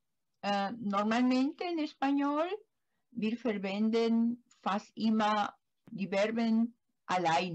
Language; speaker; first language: German; non-native, learner; Spanish